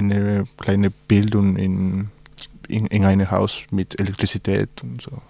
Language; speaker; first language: German; non-native, learner; Spanish